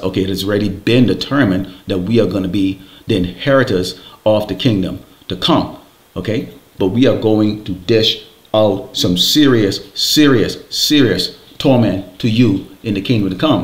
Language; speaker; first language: English; native; English